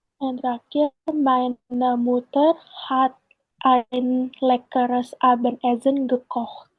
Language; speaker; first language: German; non-native, learner; Indonesian